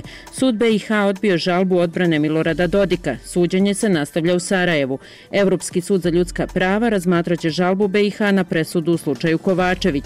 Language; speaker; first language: Croatian; native; Croatian